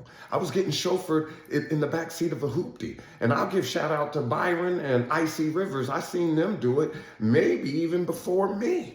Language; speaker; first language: English; native; English